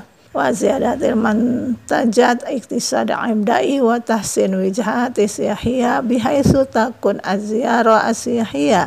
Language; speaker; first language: Arabic; non-native, learner; Indonesian